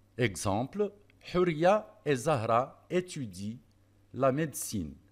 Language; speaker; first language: French; non-native, local second language; Arabic